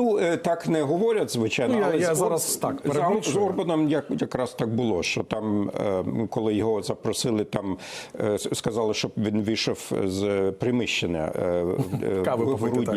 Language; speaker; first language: Ukrainian; non-native, fluent; German